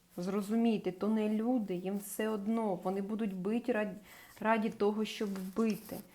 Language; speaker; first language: Ukrainian; non-native, local second language; Russian